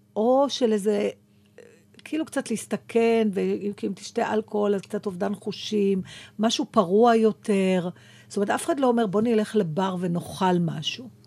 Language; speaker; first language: Hebrew; native; Hebrew